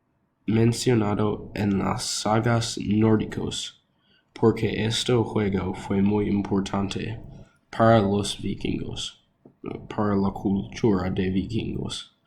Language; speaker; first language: Spanish; non-native, learner; English